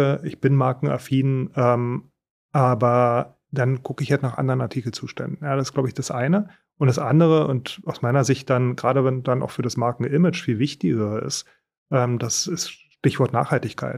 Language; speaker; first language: German; native; German